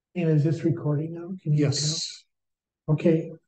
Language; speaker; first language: English; native; English